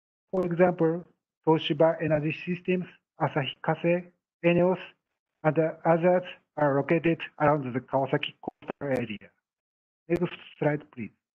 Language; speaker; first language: English; non-native, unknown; Japanese